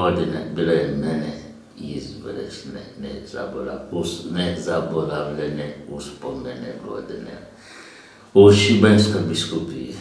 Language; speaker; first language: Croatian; non-native, learner; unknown